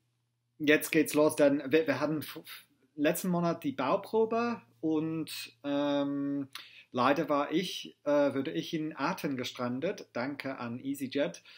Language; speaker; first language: German; non-native, fluent; English